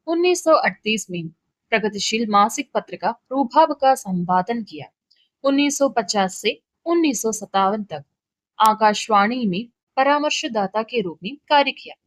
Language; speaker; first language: Hindi; non-native, local second language; Malayalam